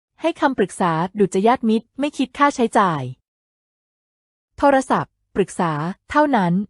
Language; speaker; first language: Thai; native; Thai